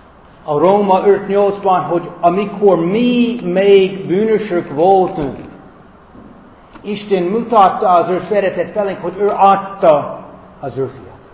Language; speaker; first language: Hungarian; non-native, fluent; English